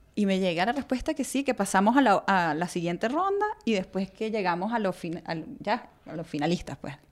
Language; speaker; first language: Spanish; native; Spanish